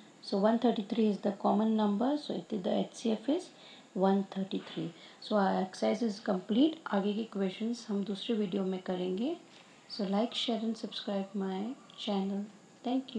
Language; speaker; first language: English; non-native, local second language; Hindi